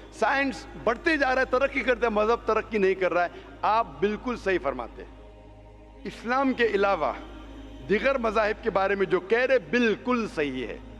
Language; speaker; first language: Hindi; non-native, local second language; Konkani